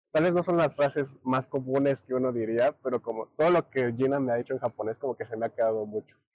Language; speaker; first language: Spanish; native; Spanish